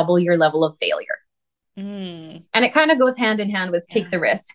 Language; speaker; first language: English; native; English